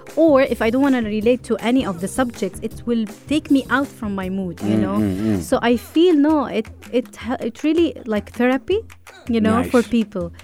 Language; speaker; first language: English; early bilingual, other home language; Romanian